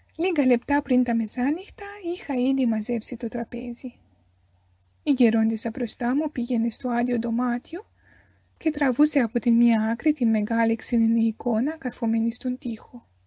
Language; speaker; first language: Greek; non-native, fluent; Romanian